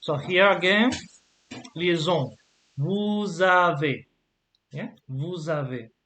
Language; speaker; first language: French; non-native, fluent; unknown